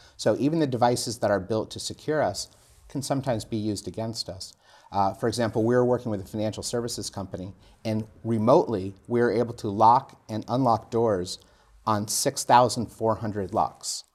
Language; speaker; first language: English; native; English